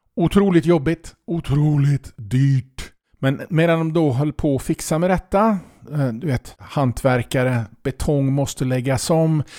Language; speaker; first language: Swedish; native; Swedish